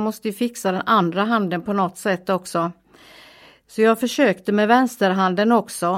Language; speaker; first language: Swedish; native; Swedish